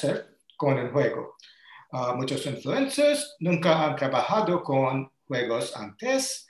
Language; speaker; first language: Spanish; non-native, learner; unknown